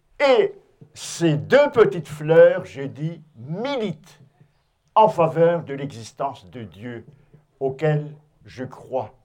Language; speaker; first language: French; native; French